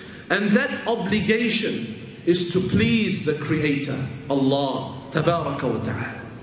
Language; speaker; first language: English; native; English